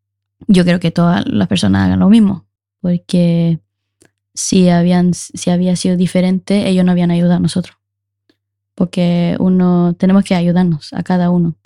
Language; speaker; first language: Spanish; early bilingual, heritage; Spanish